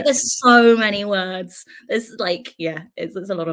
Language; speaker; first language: English; native; English